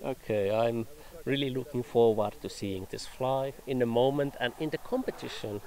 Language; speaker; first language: English; non-native, fluent; Finnish